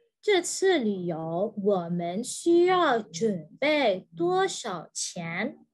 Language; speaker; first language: Chinese; non-native, fluent; Indonesian